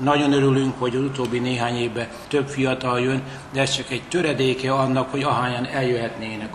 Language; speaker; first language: Hungarian; native; Hungarian